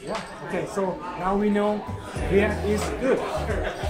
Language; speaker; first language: English; non-native, learner; Thai